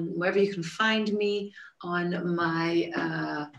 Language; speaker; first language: English; native; English